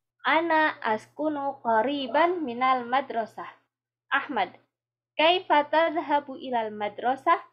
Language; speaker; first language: Arabic; non-native, fluent; Indonesian